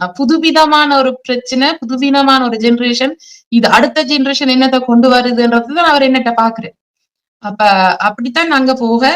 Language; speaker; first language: Tamil; early bilingual, heritage; Tamil